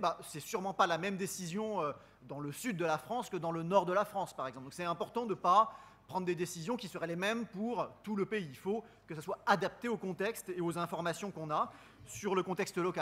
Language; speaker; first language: French; native; French